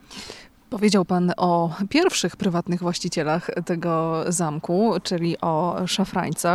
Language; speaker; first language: Polish; native; Polish